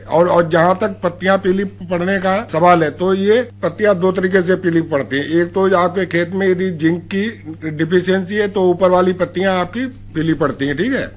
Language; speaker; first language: Hindi; native; Hindi